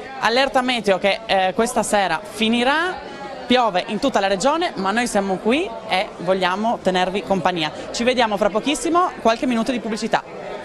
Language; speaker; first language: Italian; native; Italian